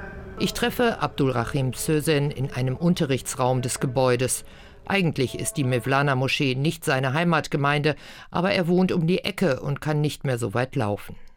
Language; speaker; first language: German; native; German